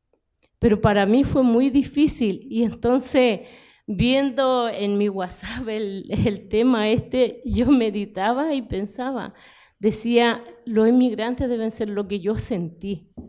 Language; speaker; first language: Spanish; non-native, local second language; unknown